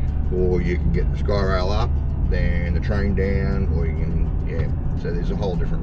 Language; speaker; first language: English; native; English